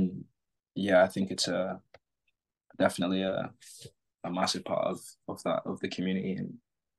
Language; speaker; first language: English; native; English